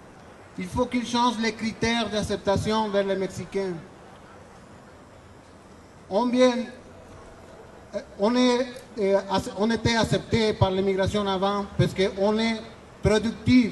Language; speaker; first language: French; non-native, learner; Spanish